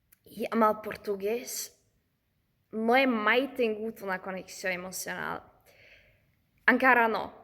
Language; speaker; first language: Catalan; non-native, fluent; German